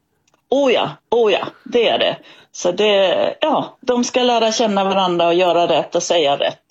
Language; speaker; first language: Swedish; native; Swedish